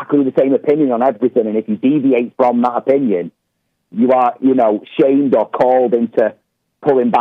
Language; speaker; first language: English; native; English